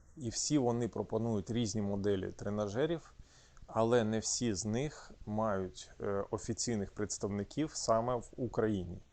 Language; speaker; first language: Ukrainian; non-native, local second language; Russian